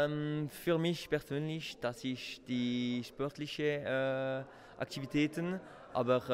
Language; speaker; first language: German; non-native, learner; French